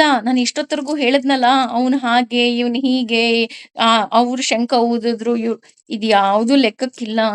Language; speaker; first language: Kannada; native; Kannada